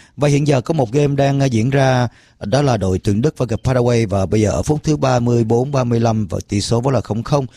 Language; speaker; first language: Vietnamese; early bilingual, heritage; Vietnamese